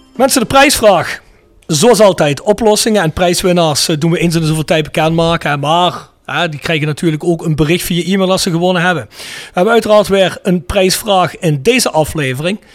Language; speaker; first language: Dutch; native; Dutch